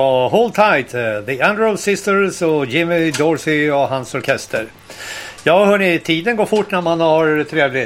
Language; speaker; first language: Swedish; native; Swedish